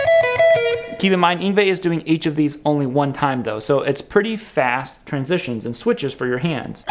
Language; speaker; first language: English; native; English